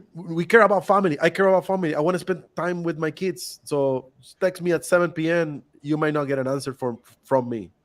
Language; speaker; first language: English; non-native, fluent; Spanish